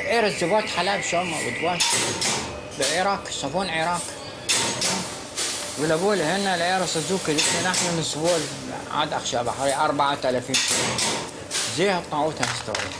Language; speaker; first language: Hebrew; non-native, fluent; Arabic